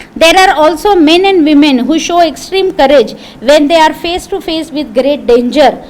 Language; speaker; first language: English; non-native, local second language; Marathi